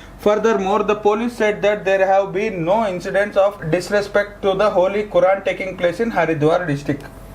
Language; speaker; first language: English; non-native, local second language; Telugu